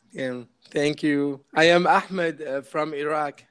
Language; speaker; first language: English; non-native, learner; Arabic